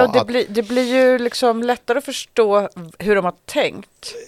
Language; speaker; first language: Swedish; native; Swedish